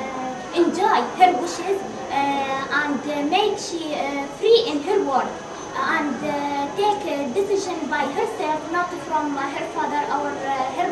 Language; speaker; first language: English; non-native, learner; Arabic